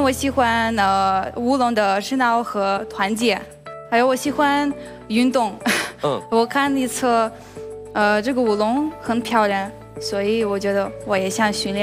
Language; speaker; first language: Chinese; non-native, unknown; Russian